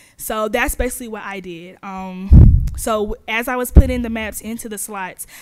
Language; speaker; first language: English; native; English